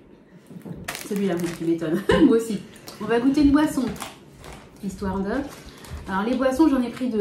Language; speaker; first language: French; native; French